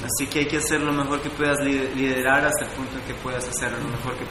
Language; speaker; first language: Spanish; native; Spanish